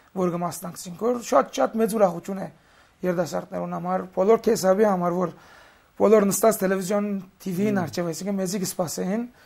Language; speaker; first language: Armenian; early bilingual, heritage; Armenian